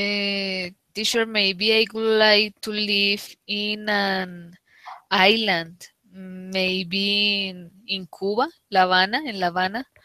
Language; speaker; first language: English; non-native, learner; Spanish